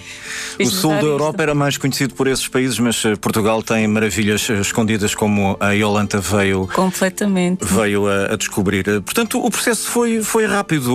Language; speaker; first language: Portuguese; native; Portuguese